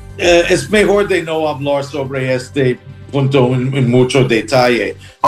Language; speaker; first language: Spanish; non-native, learner; English